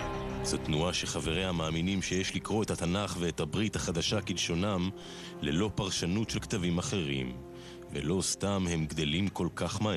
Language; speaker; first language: Hebrew; native; Hebrew